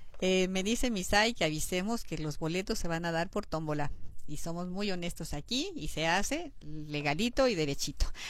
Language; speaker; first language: Spanish; native; Spanish